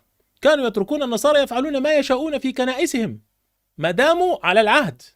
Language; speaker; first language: Arabic; native; Arabic